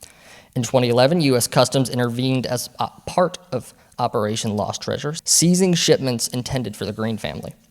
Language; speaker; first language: English; native; English